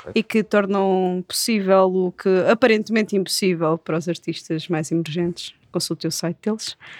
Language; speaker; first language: Portuguese; native; Portuguese